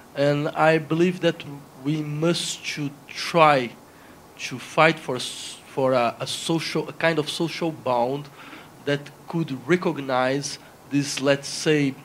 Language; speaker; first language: English; non-native, fluent; Spanish